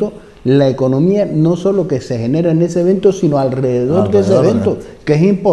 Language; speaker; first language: Spanish; native; Spanish